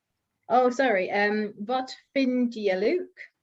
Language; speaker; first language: Dutch; non-native, learner; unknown